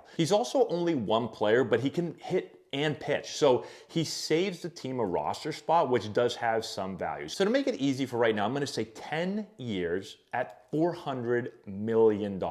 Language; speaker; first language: English; native; English